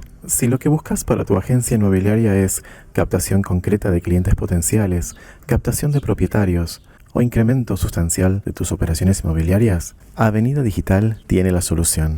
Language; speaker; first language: Spanish; native; Spanish